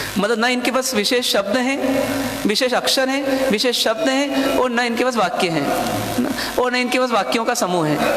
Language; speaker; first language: Hindi; non-native, local second language; Marwari